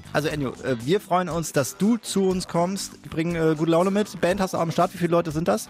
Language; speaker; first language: German; native; German